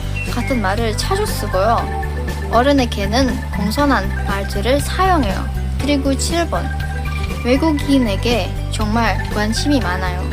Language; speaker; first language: Korean; non-native, fluent; Indonesian